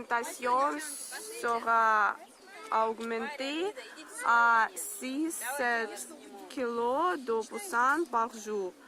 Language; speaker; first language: French; non-native, learner; Russian